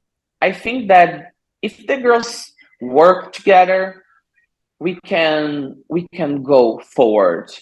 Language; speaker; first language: English; non-native, learner; Portuguese